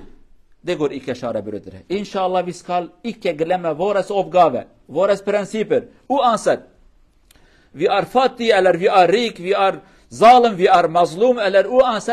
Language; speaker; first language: Swedish; non-native, learner; Kurdish